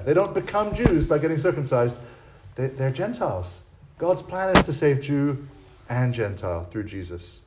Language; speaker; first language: English; native; English